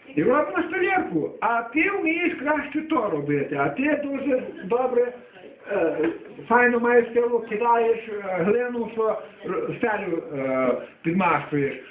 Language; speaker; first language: Ukrainian; native; Ukrainian